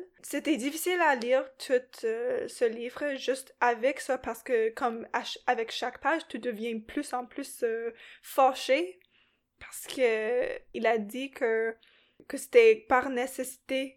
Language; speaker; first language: French; non-native, local second language; English